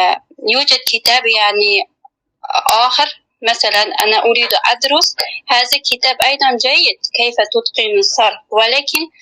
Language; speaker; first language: Arabic; non-native, learner; Uzbek